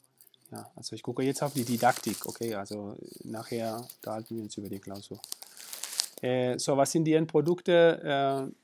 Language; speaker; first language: German; non-native, fluent; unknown